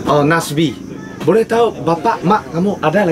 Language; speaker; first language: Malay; non-native, local second language; Chinese